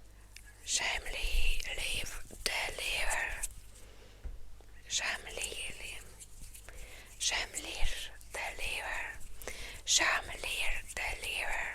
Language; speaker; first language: French; non-native, learner; Russian